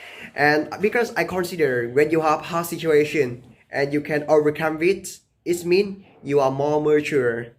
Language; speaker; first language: English; non-native, learner; Vietnamese